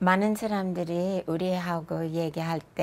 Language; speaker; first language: Korean; non-native, fluent; English